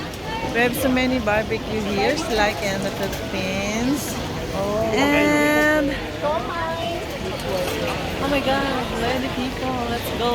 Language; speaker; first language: English; non-native, learner; Filipino